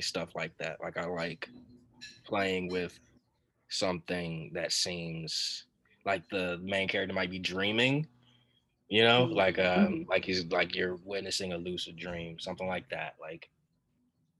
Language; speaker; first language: English; native; English